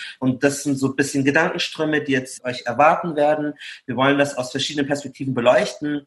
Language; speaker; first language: German; early bilingual, other home language; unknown